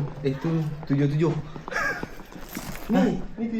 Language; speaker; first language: Malay; native; Malay